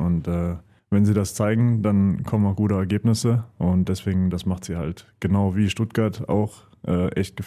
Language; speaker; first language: German; native; German